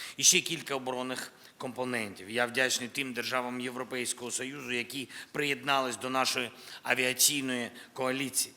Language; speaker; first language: Ukrainian; non-native, local second language; Russian